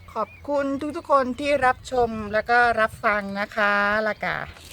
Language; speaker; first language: Thai; native; Thai